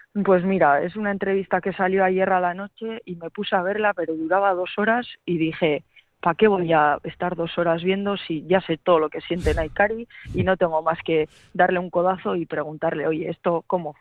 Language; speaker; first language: Spanish; native; Spanish